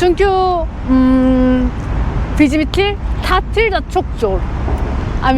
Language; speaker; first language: Turkish; non-native, learner; Korean